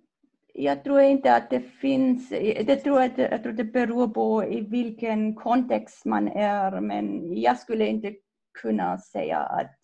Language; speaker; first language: Swedish; non-native, fluent; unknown